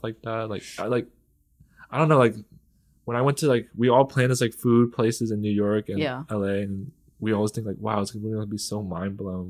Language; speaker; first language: English; early bilingual, other home language; Vietnamese